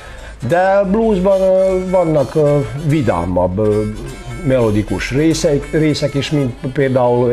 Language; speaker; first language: Hungarian; non-native, local second language; Serbian